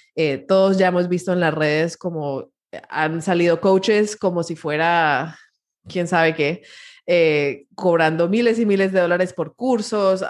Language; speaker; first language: Spanish; early bilingual, heritage; Spanish